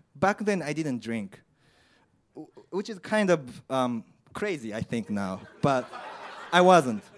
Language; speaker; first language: English; non-native, learner; Japanese